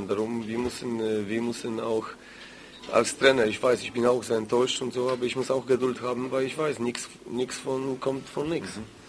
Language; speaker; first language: German; non-native, learner; Greek